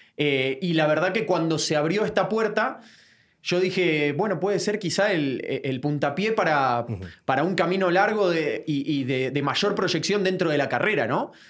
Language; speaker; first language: Spanish; native; Spanish